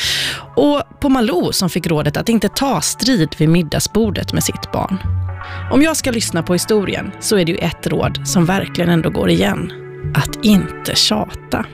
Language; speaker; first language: Swedish; native; Swedish